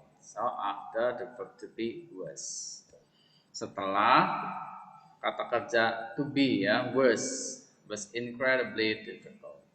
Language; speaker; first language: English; non-native, fluent; Indonesian